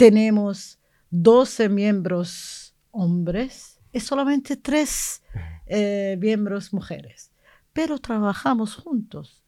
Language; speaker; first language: Spanish; non-native, learner; Arabic